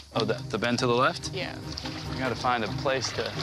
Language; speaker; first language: English; native; English